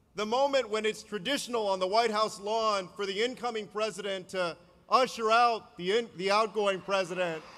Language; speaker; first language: English; native; English